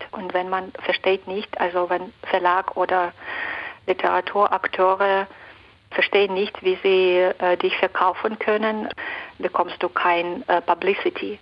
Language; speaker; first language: German; non-native, fluent; Belarusian